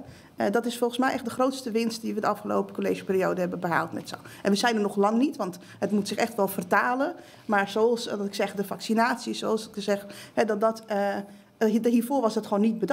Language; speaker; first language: Dutch; native; Dutch